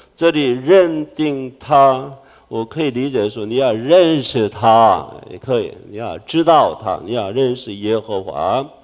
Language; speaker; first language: Chinese; non-native, fluent; Korean